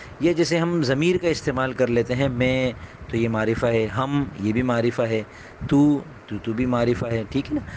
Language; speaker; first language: Urdu; native; Urdu